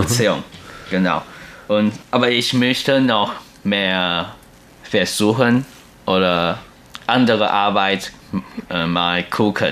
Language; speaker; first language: German; non-native, learner; Chinese